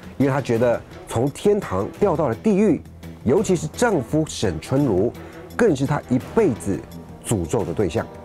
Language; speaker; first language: Chinese; native; Chinese